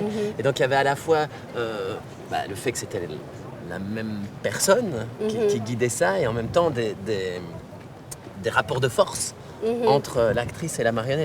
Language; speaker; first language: French; native; French